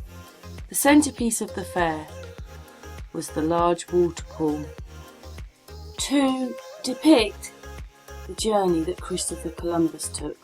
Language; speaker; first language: English; native; English